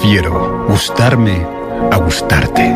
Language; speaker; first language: Spanish; native; Spanish